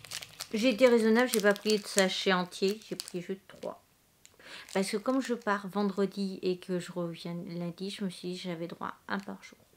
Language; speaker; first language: French; native; French